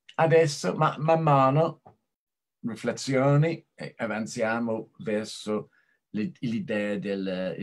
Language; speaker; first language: Italian; non-native, fluent; English